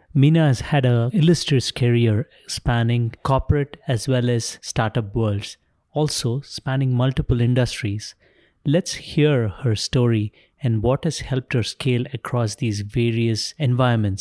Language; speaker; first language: English; non-native, local second language; Tamil